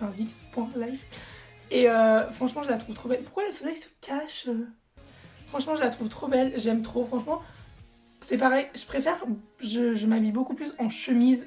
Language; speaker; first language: French; native; French